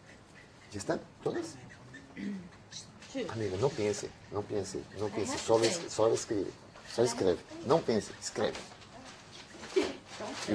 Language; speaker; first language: Spanish; non-native, fluent; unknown